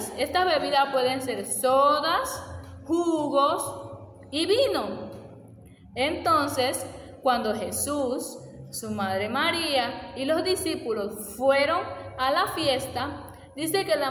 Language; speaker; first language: Spanish; native; Spanish